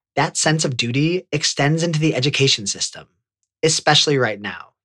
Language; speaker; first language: English; native; English